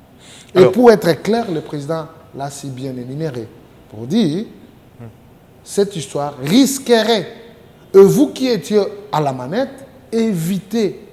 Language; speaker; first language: French; non-native, local second language; Lingala